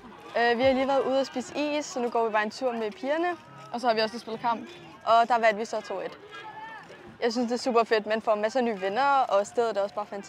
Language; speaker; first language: Danish; native; Danish